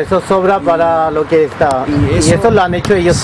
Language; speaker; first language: Spanish; non-native, learner; Russian